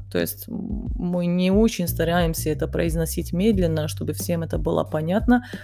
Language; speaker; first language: Russian; non-native, fluent; Serbian